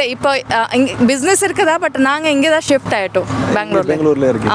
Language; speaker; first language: Tamil; non-native, fluent; Gujarati